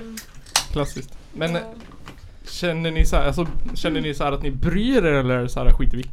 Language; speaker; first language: Swedish; native; Swedish